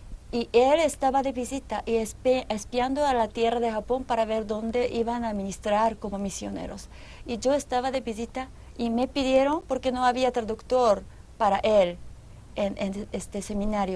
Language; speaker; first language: Spanish; non-native, fluent; Japanese